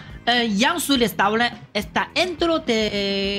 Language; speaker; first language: Spanish; non-native, learner; Chinese